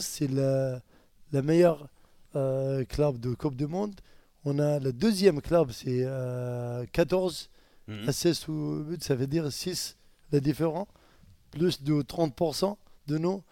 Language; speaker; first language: French; non-native, learner; Arabic